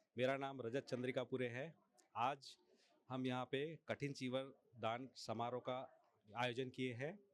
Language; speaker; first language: Hindi; non-native, local second language; Marathi